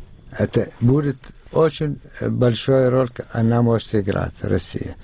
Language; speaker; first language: Russian; non-native, fluent; Arabic